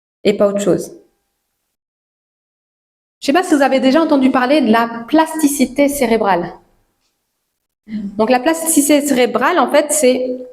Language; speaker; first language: French; native; French